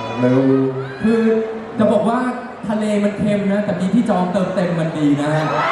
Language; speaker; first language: Thai; native; Thai